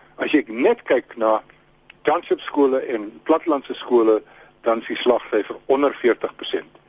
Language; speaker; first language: Afrikaans; native; Afrikaans